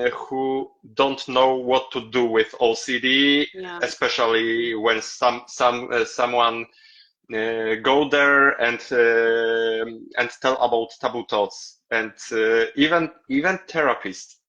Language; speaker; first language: English; non-native, learner; Polish